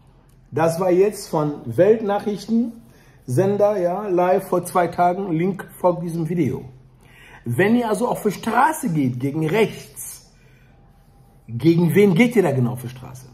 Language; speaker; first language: German; early bilingual, other home language; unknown